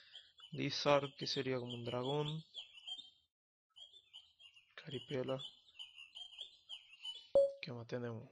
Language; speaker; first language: Spanish; native; Spanish